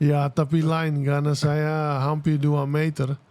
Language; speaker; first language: Indonesian; non-native, fluent; Dutch